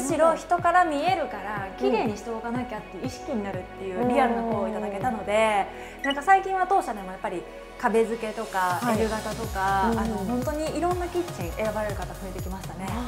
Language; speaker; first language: Japanese; native; Japanese